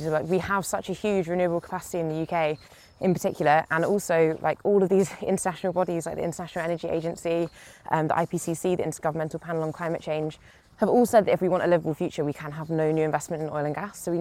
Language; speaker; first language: English; native; English